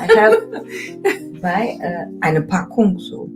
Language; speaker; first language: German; early bilingual, other home language; Turkish